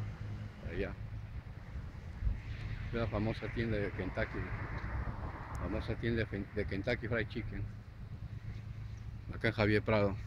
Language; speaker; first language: Spanish; native; Spanish